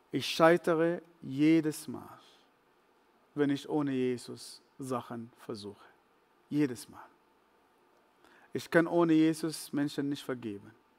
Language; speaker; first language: German; non-native, fluent; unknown